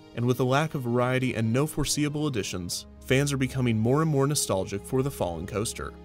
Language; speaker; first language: English; native; English